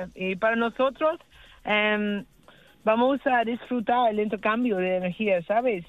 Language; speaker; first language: Spanish; non-native, learner; English